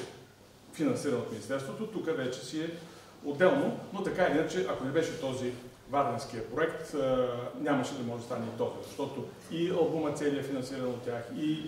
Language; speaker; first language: Bulgarian; native; Bulgarian